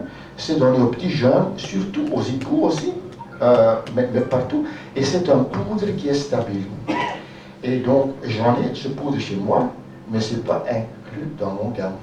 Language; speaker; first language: French; non-native, local second language; Dutch